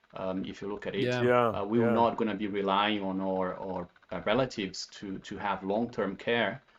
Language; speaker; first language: English; non-native, fluent; Portuguese